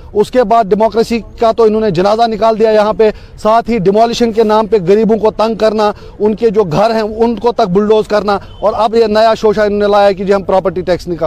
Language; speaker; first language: Urdu; non-native, local second language; Kashmiri